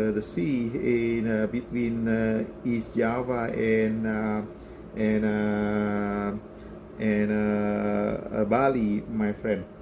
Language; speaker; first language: English; non-native, learner; Indonesian